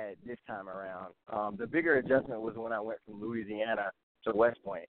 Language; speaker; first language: English; native; English